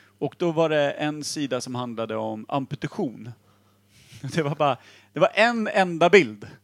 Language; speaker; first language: Swedish; native; Swedish